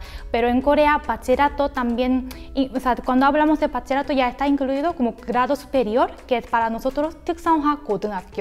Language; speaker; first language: Spanish; non-native, fluent; Korean